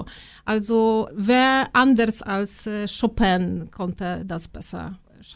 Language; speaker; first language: German; non-native, fluent; Polish